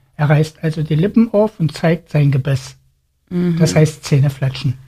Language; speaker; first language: German; native; German